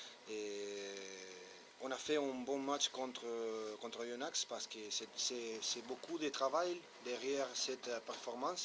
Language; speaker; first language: French; non-native, fluent; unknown